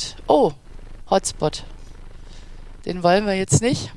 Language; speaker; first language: German; native; German